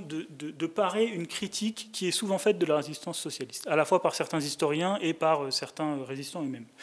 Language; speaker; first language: French; native; French